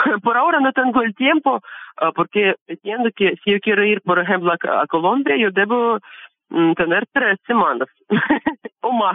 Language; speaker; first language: Spanish; non-native, learner; Russian